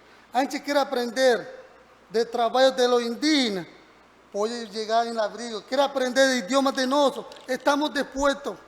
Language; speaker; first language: Portuguese; non-native, learner; Spanish